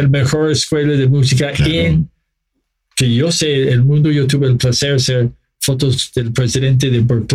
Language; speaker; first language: Spanish; non-native, fluent; English